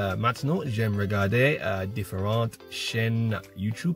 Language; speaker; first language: French; non-native, learner; English